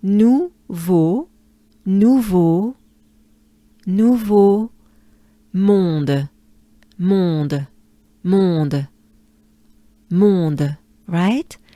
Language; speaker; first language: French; native; French